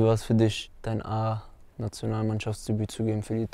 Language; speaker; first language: German; early bilingual, other home language; Turkish